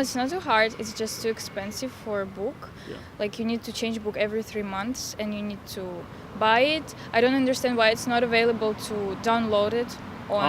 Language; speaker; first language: English; non-native, fluent; Russian